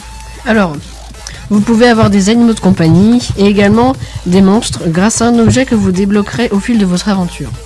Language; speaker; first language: French; native; French